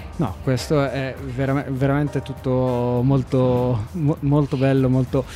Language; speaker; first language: Italian; native; Italian